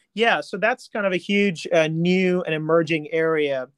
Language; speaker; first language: English; non-native, local second language; Hindi